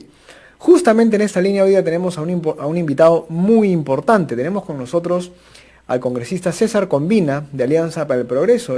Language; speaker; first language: Spanish; native; Spanish